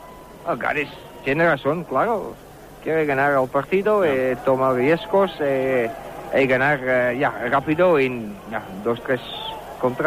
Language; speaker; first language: Spanish; non-native, learner; Dutch